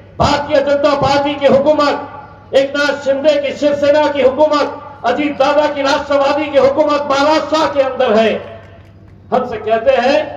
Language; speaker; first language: Urdu; native; Urdu